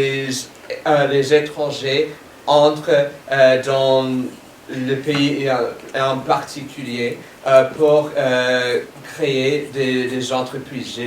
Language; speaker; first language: French; non-native, fluent; English